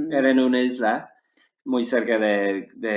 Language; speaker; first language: Spanish; non-native, learner; English